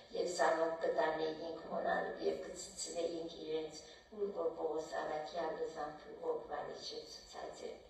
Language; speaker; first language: Armenian; native; Armenian